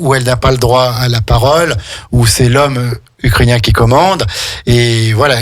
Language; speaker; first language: French; native; French